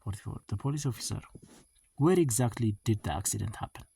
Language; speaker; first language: English; non-native, local second language; Amharic